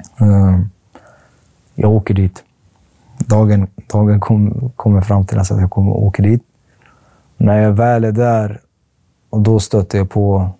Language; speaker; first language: Swedish; early bilingual, other home language; Arabic